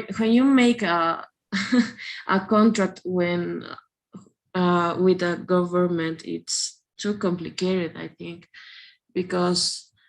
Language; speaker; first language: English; non-native, learner; Spanish